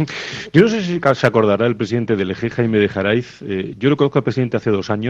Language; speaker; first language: Spanish; native; Spanish